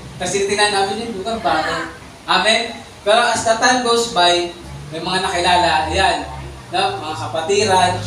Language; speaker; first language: Filipino; native; Filipino